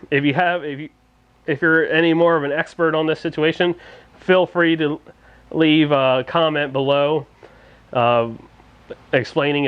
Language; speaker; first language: English; native; English